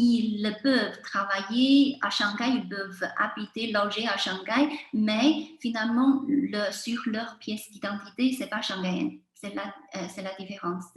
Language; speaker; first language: French; non-native, fluent; Chinese